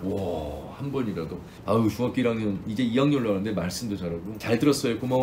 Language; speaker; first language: Korean; native; Korean